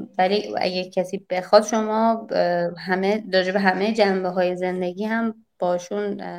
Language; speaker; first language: Persian; native; Persian